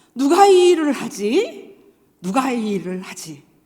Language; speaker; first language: Korean; native; Korean